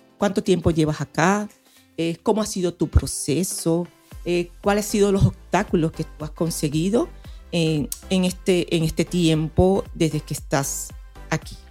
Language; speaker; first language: Spanish; native; Spanish